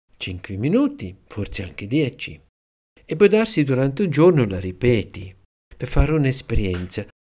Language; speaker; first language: Italian; non-native, fluent; German